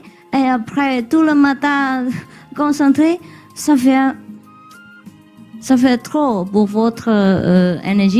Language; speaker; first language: French; non-native, learner; Vietnamese